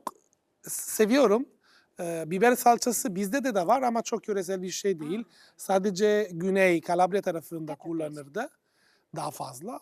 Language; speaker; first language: Turkish; non-native, fluent; Italian